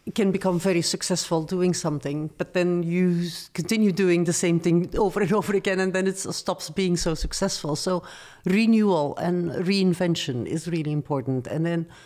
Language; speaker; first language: English; non-native, fluent; Dutch